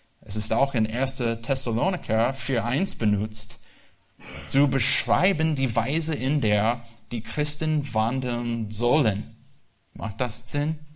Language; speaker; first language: German; non-native, learner; English